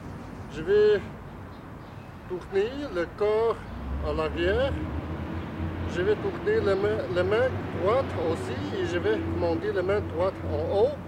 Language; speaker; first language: French; non-native, fluent; Chinese